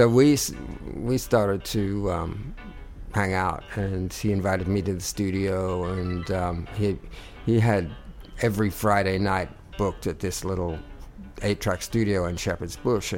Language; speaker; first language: English; native; English